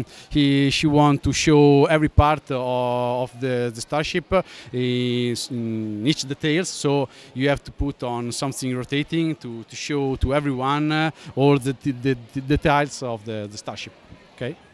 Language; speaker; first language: English; non-native, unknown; Italian